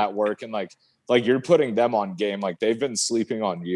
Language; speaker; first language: English; native; English